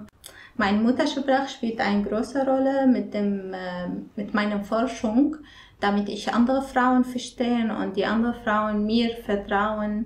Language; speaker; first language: German; non-native, learner; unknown